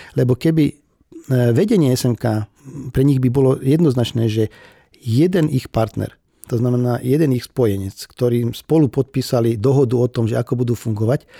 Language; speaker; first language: Slovak; non-native, local second language; Hungarian